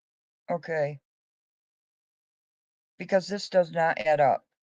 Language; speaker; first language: English; native; English